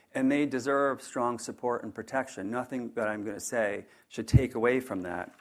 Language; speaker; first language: English; native; English